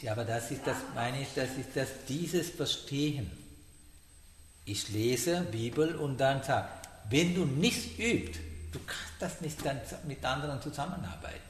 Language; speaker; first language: German; non-native, learner; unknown